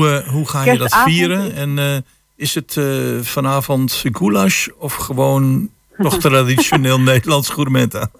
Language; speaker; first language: Dutch; native; Dutch